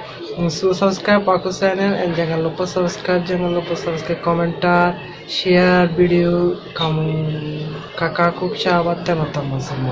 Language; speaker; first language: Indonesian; non-native, learner; Bangla